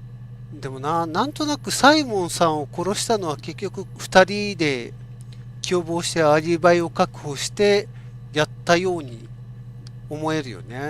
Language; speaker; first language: Japanese; native; Japanese